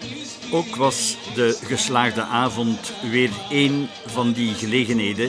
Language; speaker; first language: Dutch; native; Dutch